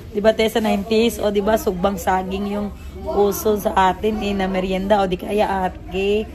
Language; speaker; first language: Filipino; non-native, local second language; Cebuano